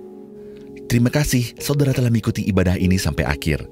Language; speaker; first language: Indonesian; native; Indonesian